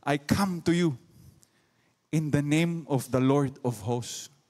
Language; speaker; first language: English; non-native, local second language; Filipino